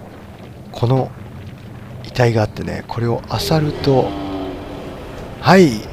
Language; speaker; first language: Japanese; native; Japanese